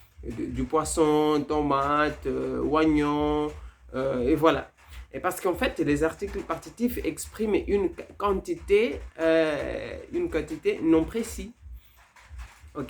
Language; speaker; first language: French; non-native, fluent; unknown